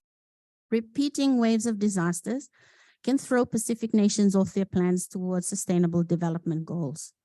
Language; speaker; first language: English; non-native, local second language; Fijian